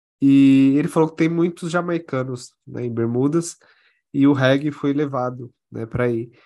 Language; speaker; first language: Portuguese; native; Portuguese